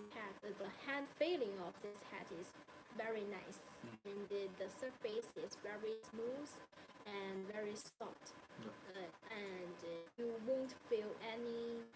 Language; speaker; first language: English; non-native, learner; Chinese